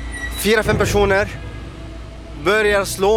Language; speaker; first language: Swedish; non-native, fluent; Arabic